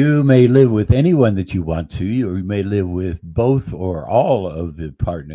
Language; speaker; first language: English; native; English